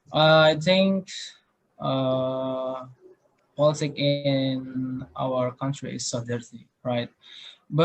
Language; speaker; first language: English; non-native, learner; Indonesian